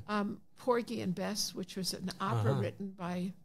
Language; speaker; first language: English; native; English